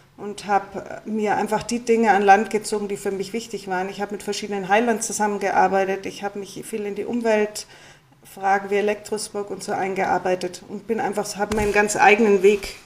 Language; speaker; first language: German; native; German